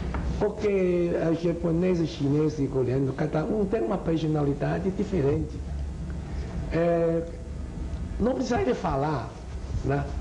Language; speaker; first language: Portuguese; non-native, learner; Chinese